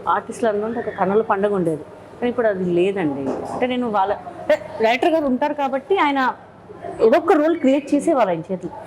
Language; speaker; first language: Telugu; non-native, local second language; Hindi